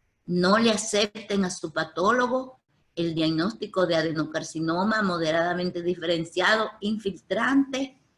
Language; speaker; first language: Spanish; native; Spanish